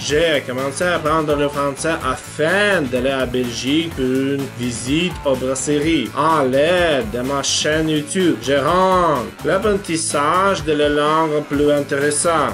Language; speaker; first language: French; non-native, learner; Russian